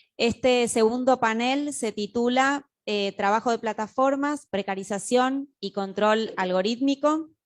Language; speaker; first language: Spanish; native; Spanish